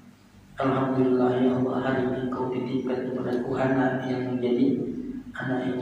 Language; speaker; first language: Indonesian; native; Indonesian